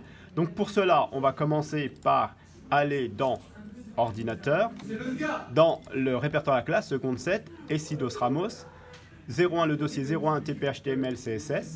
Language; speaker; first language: French; native; French